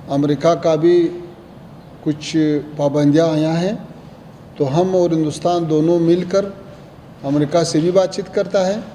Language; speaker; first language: Hindi; non-native, fluent; Pashto